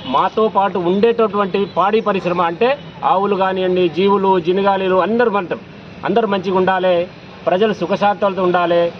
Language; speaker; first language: Telugu; non-native, local second language; Lambadi